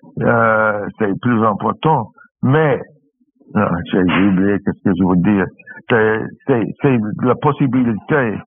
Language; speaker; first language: French; non-native, learner; English